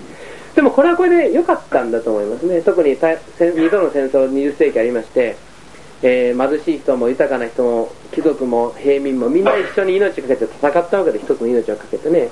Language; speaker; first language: Japanese; native; Japanese